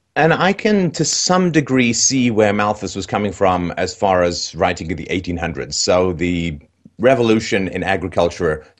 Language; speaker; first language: English; native; English